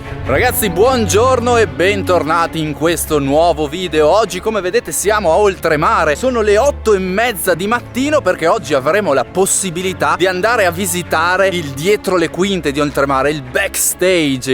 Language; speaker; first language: Italian; native; Italian